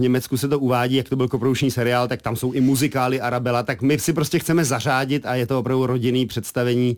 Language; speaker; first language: Czech; native; Czech